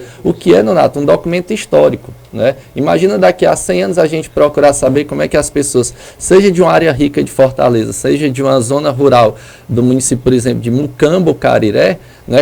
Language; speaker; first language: Portuguese; native; Portuguese